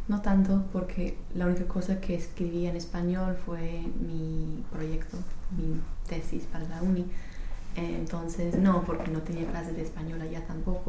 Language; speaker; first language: Spanish; non-native, fluent; English